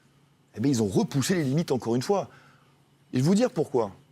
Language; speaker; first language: French; native; French